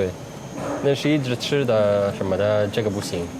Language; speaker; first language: Chinese; non-native, learner; Arabic